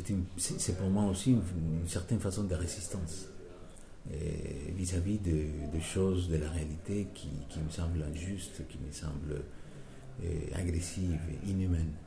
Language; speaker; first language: French; non-native, fluent; Spanish